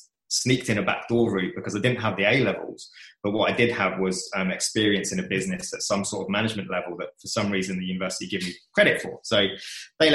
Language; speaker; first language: English; native; English